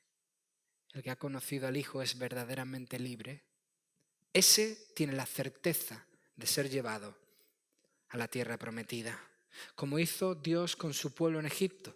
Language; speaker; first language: Spanish; native; Spanish